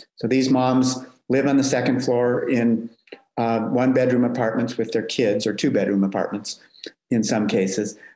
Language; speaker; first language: English; native; English